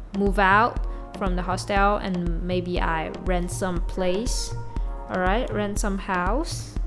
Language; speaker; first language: English; non-native, local second language; Chinese